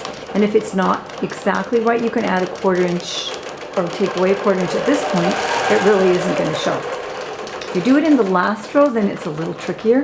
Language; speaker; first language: English; native; English